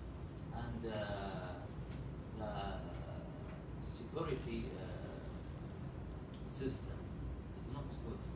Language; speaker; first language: English; non-native, learner; Arabic